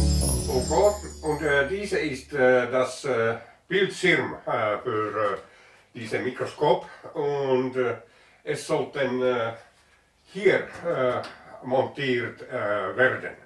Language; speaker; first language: German; non-native, learner; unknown